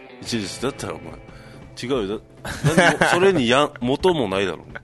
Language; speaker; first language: Japanese; native; Japanese